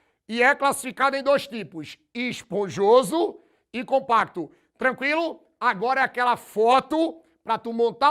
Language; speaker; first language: Portuguese; native; Portuguese